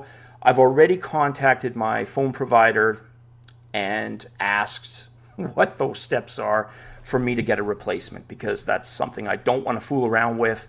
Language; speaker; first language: English; native; English